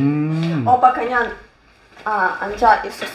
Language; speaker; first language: Korean; non-native, learner; Ukrainian